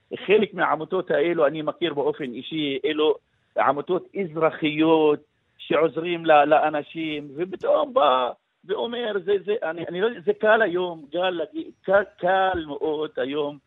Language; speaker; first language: Hebrew; non-native, local second language; Arabic